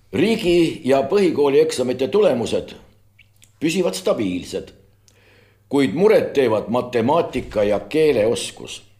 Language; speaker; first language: Estonian; native; Estonian